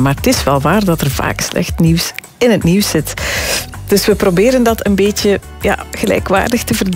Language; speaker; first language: Dutch; native; Dutch